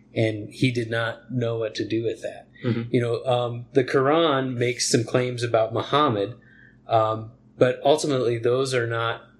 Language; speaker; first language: English; native; English